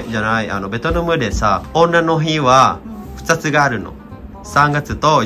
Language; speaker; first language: Japanese; non-native, fluent; Vietnamese